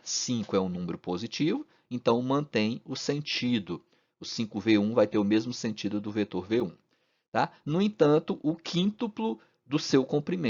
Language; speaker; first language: Portuguese; native; Portuguese